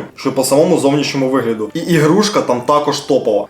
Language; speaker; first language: Ukrainian; non-native, local second language; Russian